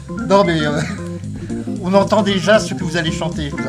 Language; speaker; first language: French; native; French